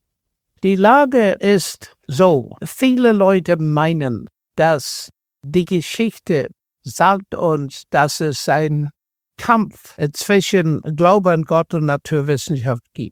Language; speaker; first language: German; non-native, fluent; English